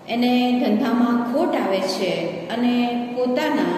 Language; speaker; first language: Hindi; non-native, local second language; Gujarati